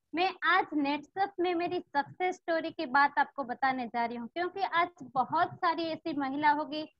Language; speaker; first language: Hindi; non-native, local second language; Gujarati